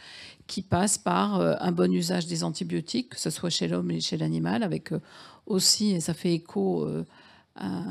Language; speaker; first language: French; native; French